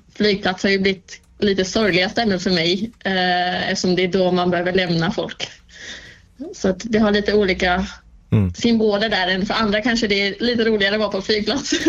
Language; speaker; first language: Swedish; native; Swedish